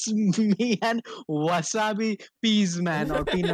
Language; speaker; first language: English; non-native, local second language; Bangla